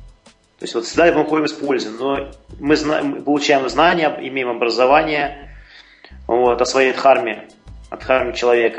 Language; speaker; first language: Russian; native; Russian